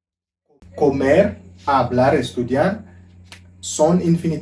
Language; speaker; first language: Spanish; non-native, fluent; Haitian Creole